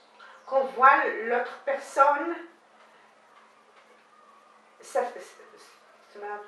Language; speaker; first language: French; non-native, learner; Hebrew